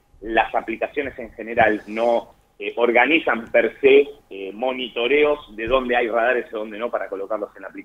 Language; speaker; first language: Spanish; native; Spanish